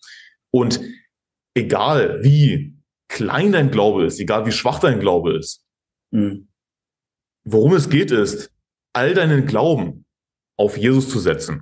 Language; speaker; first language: German; native; German